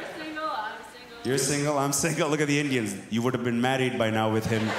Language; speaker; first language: English; native; English